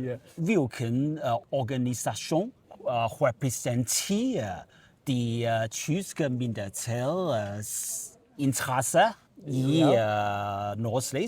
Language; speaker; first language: Danish; non-native, learner; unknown